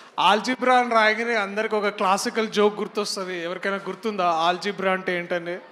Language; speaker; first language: Telugu; native; Telugu